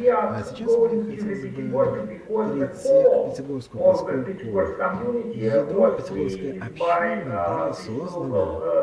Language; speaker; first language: Russian; non-native, local second language; Azerbaijani